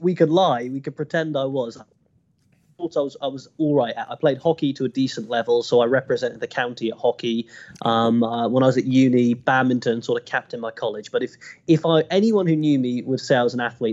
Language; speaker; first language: English; native; English